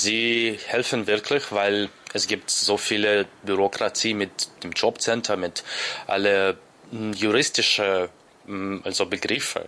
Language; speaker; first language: German; non-native, learner; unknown